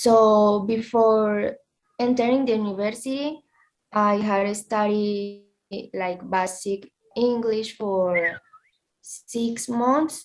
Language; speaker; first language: English; non-native, learner; Spanish